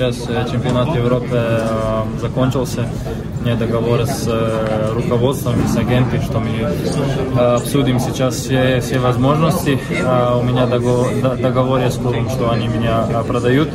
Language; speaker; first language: Russian; non-native, fluent; Slovenian